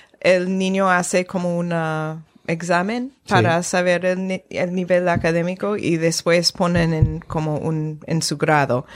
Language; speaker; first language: Spanish; non-native, fluent; English